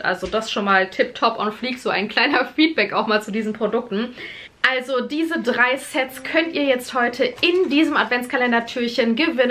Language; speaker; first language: German; native; German